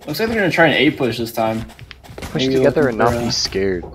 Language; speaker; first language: English; native; English